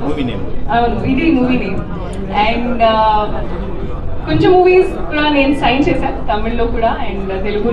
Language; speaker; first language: Telugu; non-native, learner; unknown